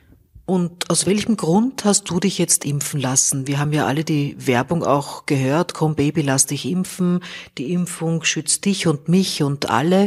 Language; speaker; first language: German; native; German